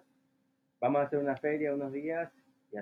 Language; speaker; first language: Spanish; early bilingual, heritage; Spanish